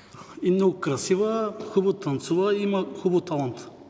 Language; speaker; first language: Bulgarian; non-native, local second language; Turkish